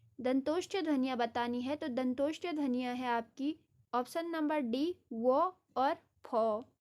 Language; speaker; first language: Hindi; native; Hindi